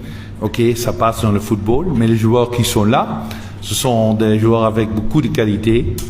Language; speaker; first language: French; non-native, local second language; Dutch